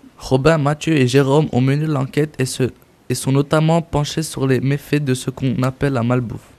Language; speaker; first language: French; native; French